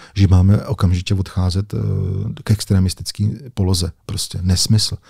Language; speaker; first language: Czech; native; Czech